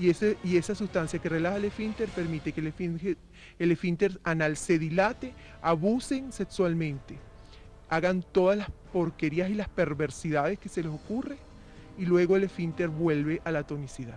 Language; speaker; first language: Spanish; native; Spanish